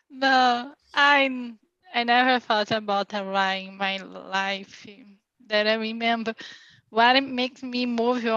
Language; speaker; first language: English; non-native, learner; Portuguese